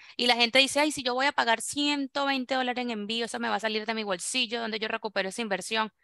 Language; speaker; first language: Spanish; native; Spanish